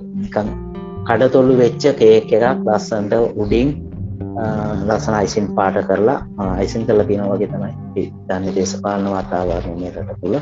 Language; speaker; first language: Sinhala; non-native, local second language; Tamil